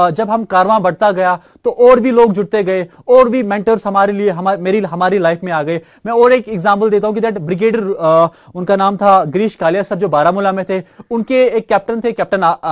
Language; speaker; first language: Hindi; non-native, local second language; Kashmiri